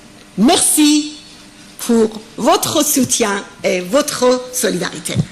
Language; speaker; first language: French; non-native, fluent; Persian